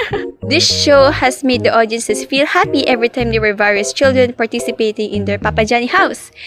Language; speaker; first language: English; non-native, local second language; Filipino